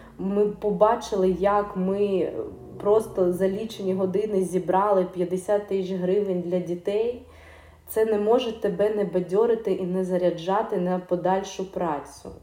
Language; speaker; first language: Ukrainian; non-native, local second language; Russian